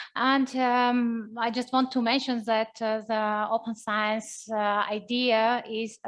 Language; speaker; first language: English; non-native, fluent; Armenian